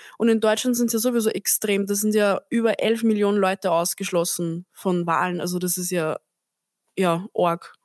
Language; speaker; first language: German; early bilingual, other home language; Turkish